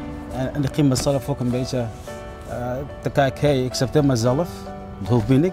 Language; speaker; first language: Dutch; non-native, fluent; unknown